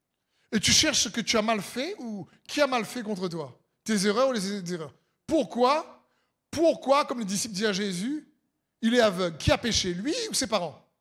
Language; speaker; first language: French; native; French